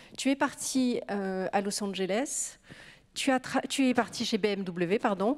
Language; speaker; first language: French; native; French